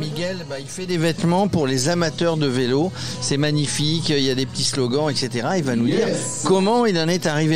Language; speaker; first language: French; native; French